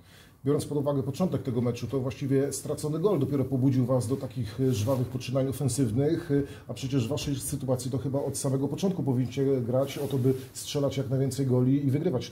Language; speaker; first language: Polish; native; Polish